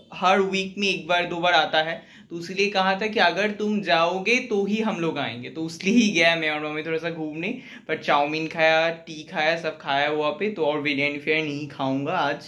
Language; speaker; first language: Hindi; non-native, local second language; Bangla